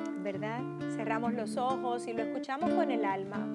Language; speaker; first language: Spanish; native; Spanish